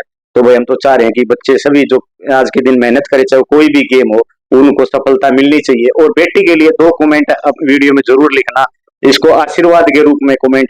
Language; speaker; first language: Hindi; native; Hindi